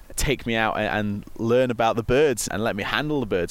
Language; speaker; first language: English; native; English